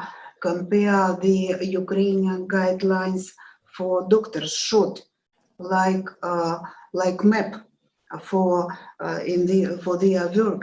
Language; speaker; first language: English; non-native, learner; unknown